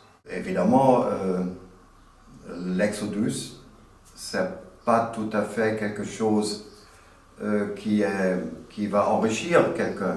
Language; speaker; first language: French; non-native, fluent; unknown